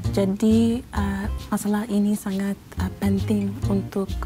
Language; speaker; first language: Indonesian; non-native, fluent; English